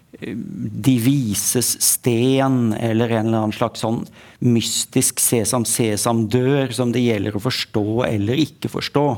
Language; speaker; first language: Norwegian; native; Norwegian